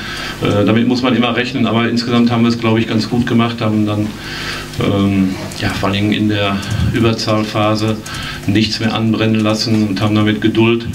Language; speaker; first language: German; native; German